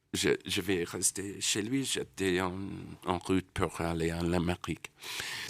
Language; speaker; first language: French; non-native, learner; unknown